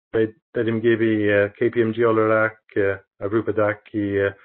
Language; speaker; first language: Turkish; non-native, learner; English